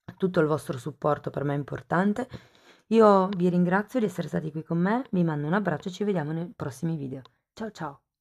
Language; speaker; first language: Italian; native; Italian